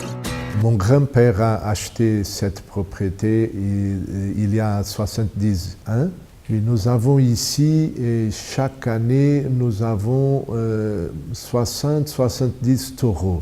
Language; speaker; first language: French; non-native, fluent; Portuguese